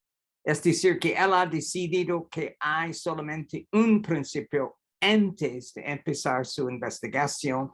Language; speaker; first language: Spanish; non-native, fluent; English